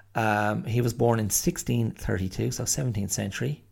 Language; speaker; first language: English; native; English